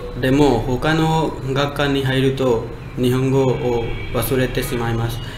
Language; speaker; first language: Japanese; non-native, learner; Hindi